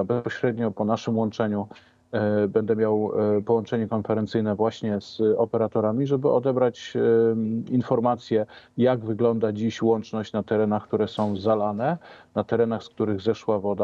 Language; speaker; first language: Polish; native; Polish